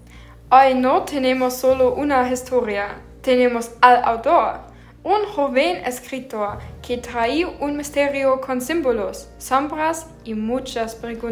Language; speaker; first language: Spanish; non-native, learner; German